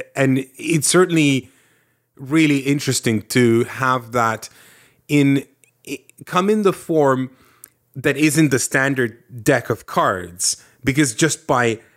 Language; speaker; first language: English; non-native, fluent; Lithuanian